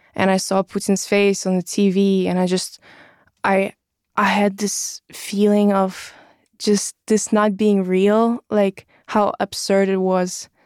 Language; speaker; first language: English; non-native, fluent; Russian